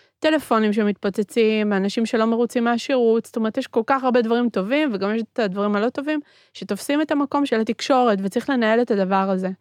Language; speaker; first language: Hebrew; early bilingual, other home language; Spanish